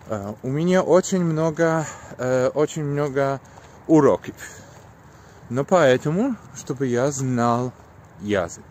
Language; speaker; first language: Russian; non-native, learner; Polish